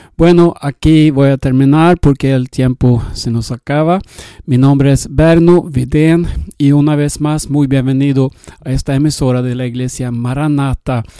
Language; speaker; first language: Spanish; non-native, learner; Swedish